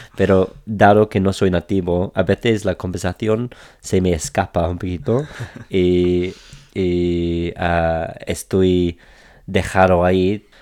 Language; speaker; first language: Spanish; non-native, fluent; English